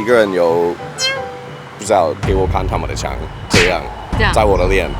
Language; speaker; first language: Chinese; non-native, learner; English